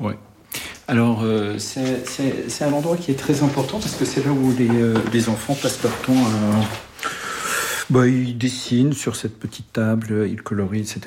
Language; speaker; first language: French; early bilingual, other home language; Arabic